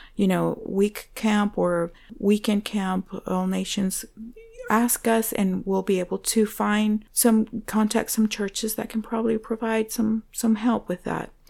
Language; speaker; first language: English; non-native, fluent; Spanish